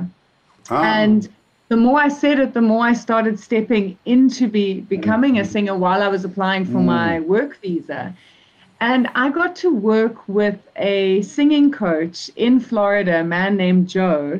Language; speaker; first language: English; native; English